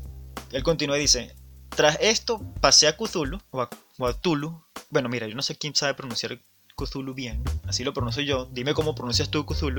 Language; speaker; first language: Spanish; native; Spanish